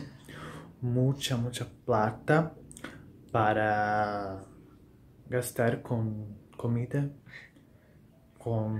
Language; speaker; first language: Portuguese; non-native, learner; Spanish